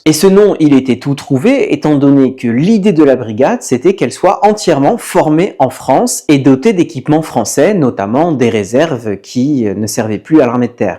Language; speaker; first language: French; native; French